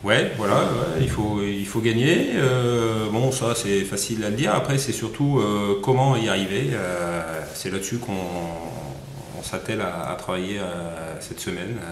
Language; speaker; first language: French; native; French